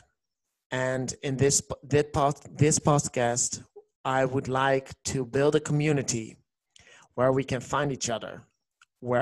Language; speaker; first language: English; non-native, fluent; Dutch